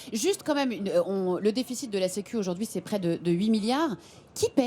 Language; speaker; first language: French; native; French